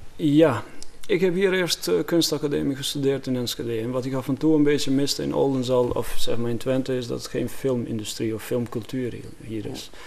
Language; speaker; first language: Dutch; non-native, fluent; Albanian